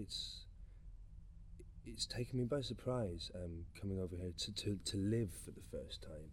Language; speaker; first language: English; native; English